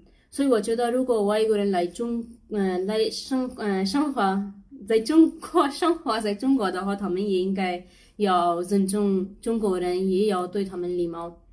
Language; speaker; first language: Chinese; non-native, learner; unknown